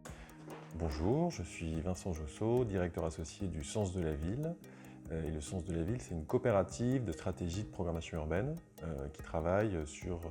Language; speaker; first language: French; native; French